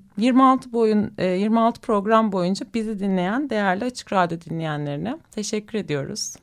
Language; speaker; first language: Turkish; native; Turkish